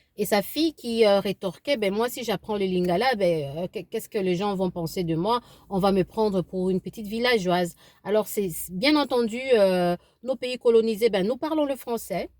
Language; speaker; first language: French; non-native, local second language; Lingala